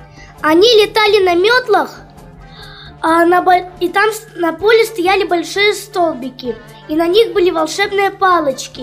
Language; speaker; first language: Russian; native; Russian